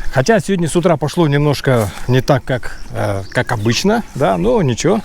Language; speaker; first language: Russian; native; Russian